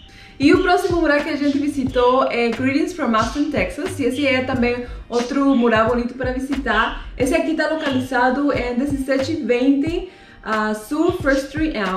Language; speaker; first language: Portuguese; non-native, fluent; Spanish